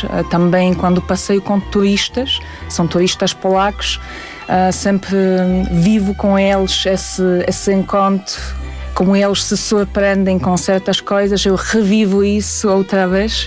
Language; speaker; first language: Portuguese; non-native, fluent; Polish